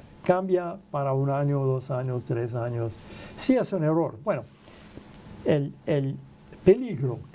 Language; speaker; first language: Spanish; non-native, fluent; English